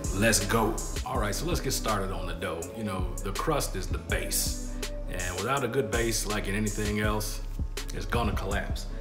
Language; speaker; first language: English; native; English